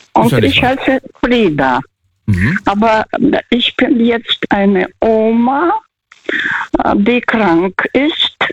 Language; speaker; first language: German; non-native, fluent; Russian